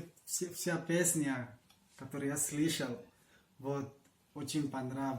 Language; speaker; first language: Russian; non-native, learner; Portuguese